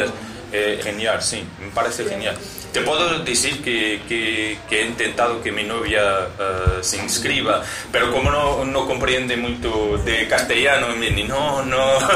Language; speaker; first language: Spanish; non-native, learner; Portuguese